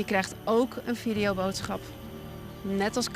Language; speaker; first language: Dutch; native; Dutch